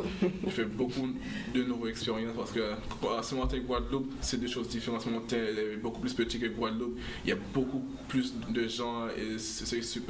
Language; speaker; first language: French; non-native, local second language; English